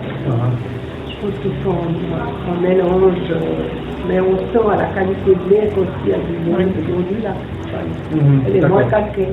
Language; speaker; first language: French; native; French